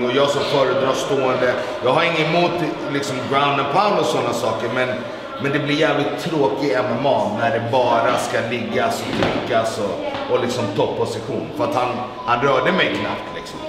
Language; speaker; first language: Swedish; native; Swedish